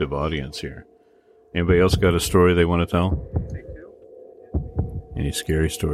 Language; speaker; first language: English; native; English